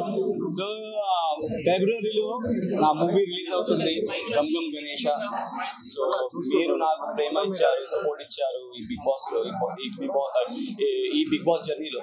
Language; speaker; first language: Telugu; non-native, local second language; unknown